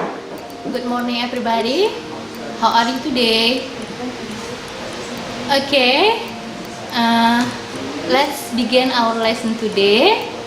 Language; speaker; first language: English; non-native, learner; Indonesian